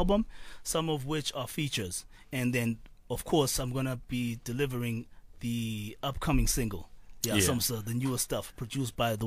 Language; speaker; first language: English; non-native, local second language; Swati